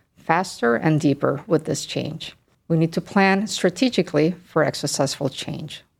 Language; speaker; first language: English; early bilingual, other home language; Spanish